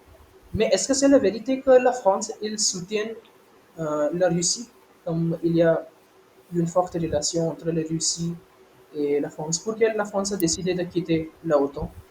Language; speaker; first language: French; non-native, learner; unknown